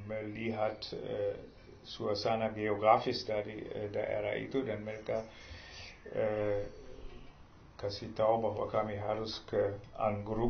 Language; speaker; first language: Indonesian; non-native, fluent; German